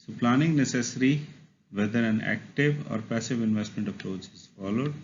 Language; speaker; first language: English; non-native, local second language; Urdu